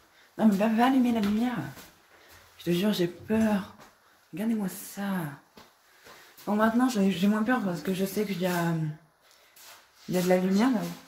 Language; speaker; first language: French; native; French